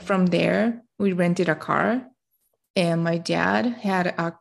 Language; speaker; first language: English; non-native, fluent; Japanese